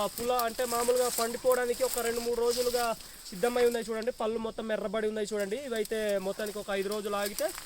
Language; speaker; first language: Telugu; non-native, local second language; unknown